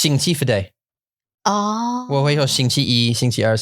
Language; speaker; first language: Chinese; non-native, learner; English